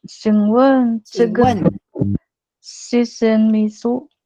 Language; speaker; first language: Chinese; non-native, learner; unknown